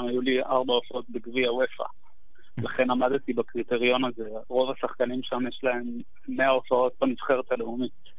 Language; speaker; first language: Hebrew; native; Hebrew